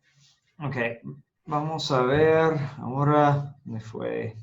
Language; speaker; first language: Spanish; non-native, fluent; English